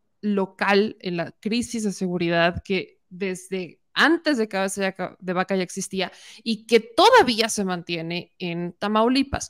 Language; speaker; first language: Spanish; native; Spanish